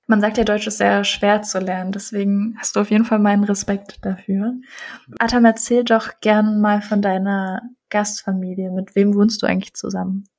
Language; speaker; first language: German; native; German